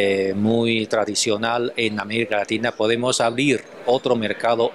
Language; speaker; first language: Spanish; non-native, fluent; Chinese